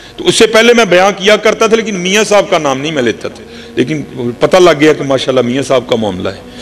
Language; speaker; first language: Urdu; non-native, local second language; Punjabi